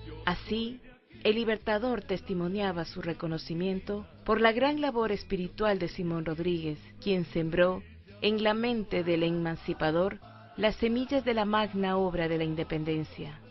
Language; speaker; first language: Spanish; native; Spanish